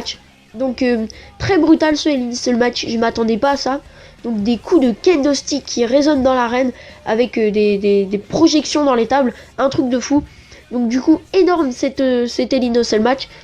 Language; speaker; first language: French; native; French